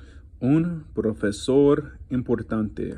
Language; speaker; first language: Spanish; non-native, learner; English